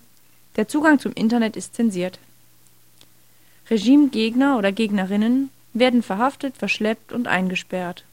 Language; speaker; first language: German; native; German